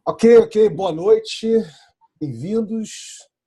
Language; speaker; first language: Portuguese; native; Portuguese